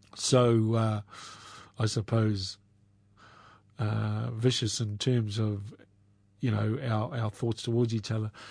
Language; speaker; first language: English; native; English